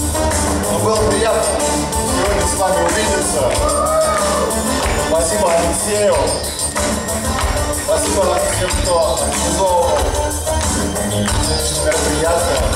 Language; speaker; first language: Russian; native; Russian